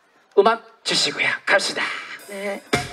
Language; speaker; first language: Korean; native; Korean